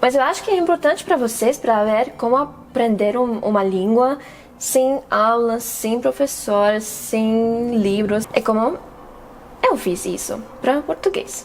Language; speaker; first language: Portuguese; non-native, fluent; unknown